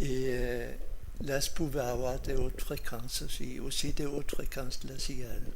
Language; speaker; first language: French; non-native, fluent; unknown